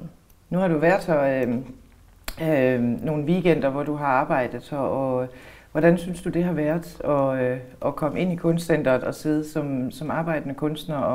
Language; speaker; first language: Danish; native; Danish